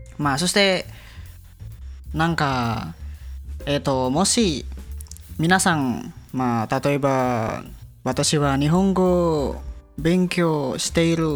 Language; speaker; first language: Japanese; non-native, learner; Indonesian